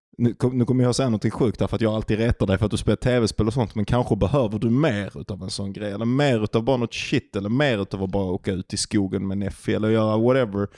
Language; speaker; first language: Swedish; native; Swedish